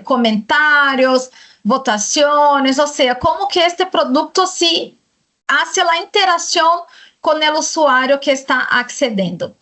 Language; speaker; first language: Spanish; non-native, fluent; Portuguese